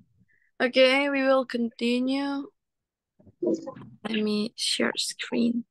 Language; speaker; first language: English; non-native, learner; Indonesian